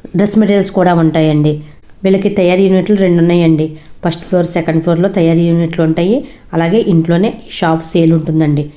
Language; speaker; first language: Telugu; native; Telugu